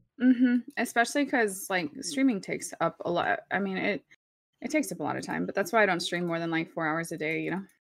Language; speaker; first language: English; early bilingual, other home language; Spanish